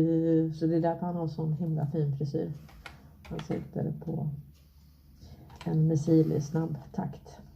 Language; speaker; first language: Swedish; native; Swedish